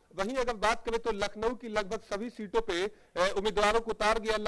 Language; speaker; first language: Hindi; native; Hindi